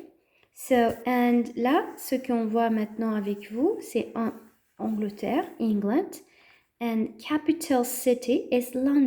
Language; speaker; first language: French; non-native, fluent; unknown